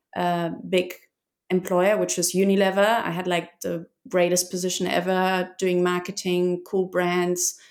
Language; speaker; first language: English; non-native, fluent; German